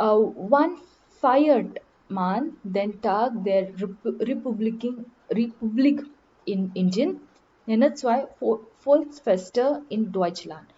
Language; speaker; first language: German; non-native, learner; Marathi